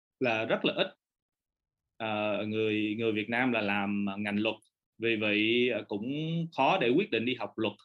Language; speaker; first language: Vietnamese; early bilingual, heritage; Vietnamese